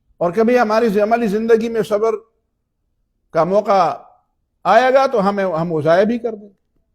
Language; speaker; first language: Urdu; non-native, local second language; Pashto